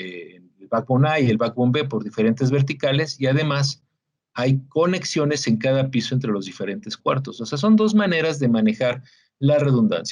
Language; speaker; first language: Spanish; native; Spanish